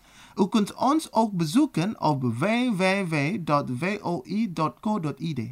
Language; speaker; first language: Dutch; non-native, fluent; Indonesian